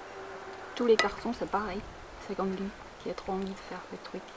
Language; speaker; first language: French; non-native, fluent; Chinese